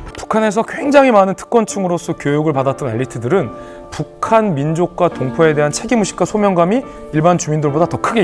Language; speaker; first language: Korean; native; Korean